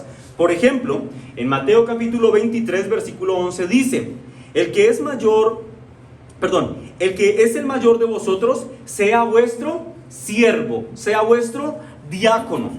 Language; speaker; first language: Spanish; native; Spanish